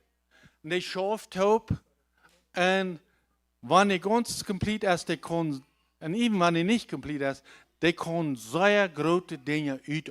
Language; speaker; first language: German; non-native, learner; Low German